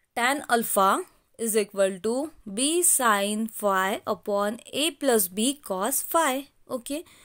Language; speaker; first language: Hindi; non-native, local second language; Marathi